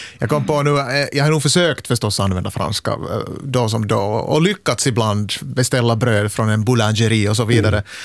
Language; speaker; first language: Swedish; native; Swedish